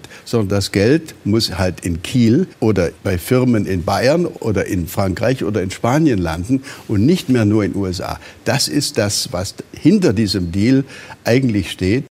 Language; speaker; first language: German; native; German